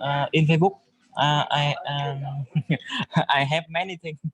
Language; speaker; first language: English; non-native, learner; Vietnamese